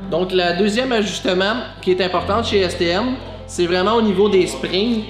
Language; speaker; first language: French; native; French